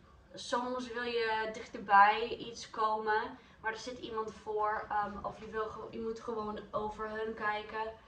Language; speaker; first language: Dutch; non-native, learner; English